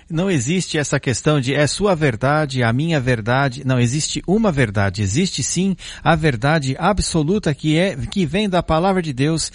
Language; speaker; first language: Portuguese; native; Portuguese